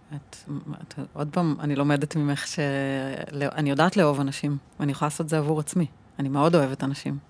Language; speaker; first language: Hebrew; native; Hebrew